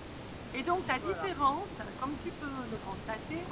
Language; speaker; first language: French; native; French